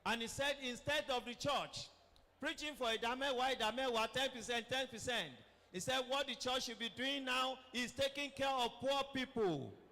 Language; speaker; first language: English; non-native, local second language; Yoruba